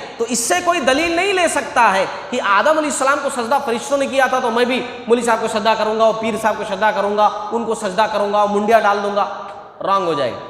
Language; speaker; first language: Urdu; native; Urdu